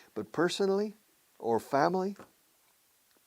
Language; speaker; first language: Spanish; non-native, fluent; English